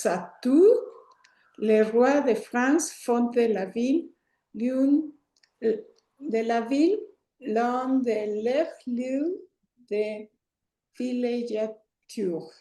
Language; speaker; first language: French; non-native, learner; Spanish